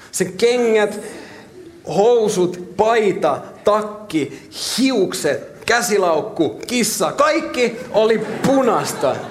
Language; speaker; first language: Finnish; native; Finnish